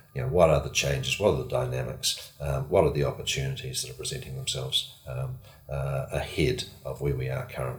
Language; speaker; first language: English; native; English